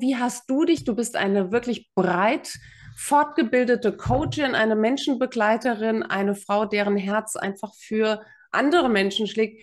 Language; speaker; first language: German; native; German